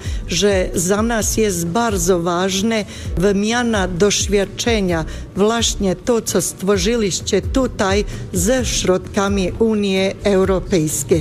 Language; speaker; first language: Polish; non-native, fluent; Bosnian